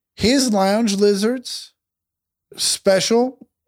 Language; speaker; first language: English; native; English